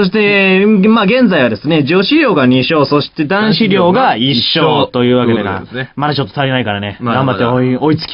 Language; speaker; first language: Japanese; native; Japanese